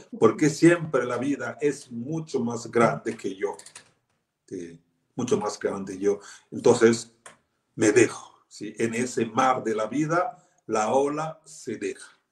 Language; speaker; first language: Spanish; non-native, fluent; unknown